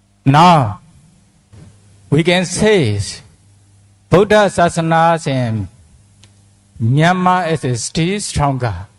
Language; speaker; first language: English; non-native, fluent; Burmese